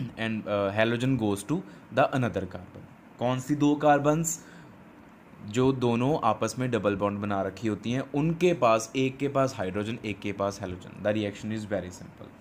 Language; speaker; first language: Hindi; non-native, local second language; Punjabi